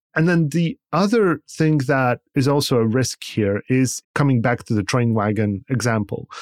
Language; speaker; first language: English; non-native, fluent; Polish